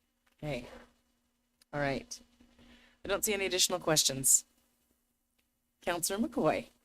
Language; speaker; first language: English; native; English